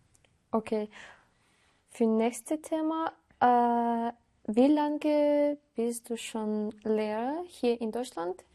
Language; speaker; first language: German; non-native, learner; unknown